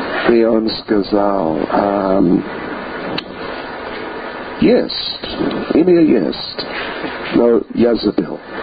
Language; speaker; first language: Russian; non-native, learner; English